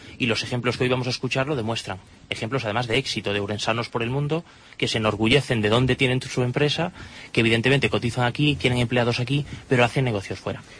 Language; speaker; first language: Spanish; native; Spanish